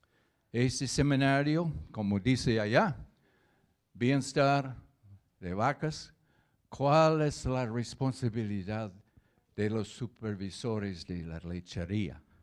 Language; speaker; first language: Spanish; non-native, learner; English